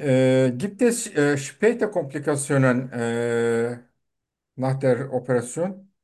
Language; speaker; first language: German; non-native, learner; Turkish